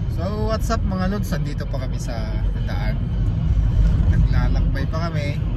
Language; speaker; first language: Filipino; native; Filipino